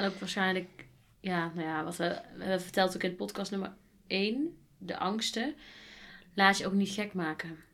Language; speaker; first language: Dutch; native; Dutch